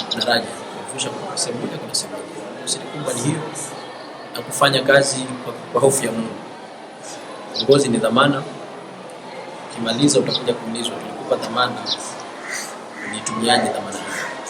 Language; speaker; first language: Swahili; native; Swahili